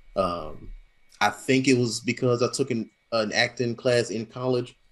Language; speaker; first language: English; native; English